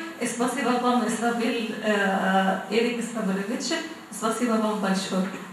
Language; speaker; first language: Russian; non-native, learner; Arabic